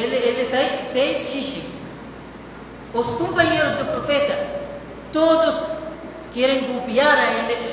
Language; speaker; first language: Portuguese; non-native, fluent; Arabic